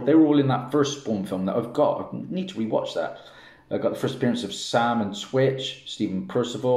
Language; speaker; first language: English; native; English